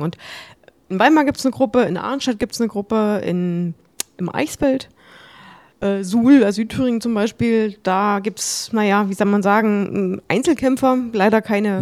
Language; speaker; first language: German; native; German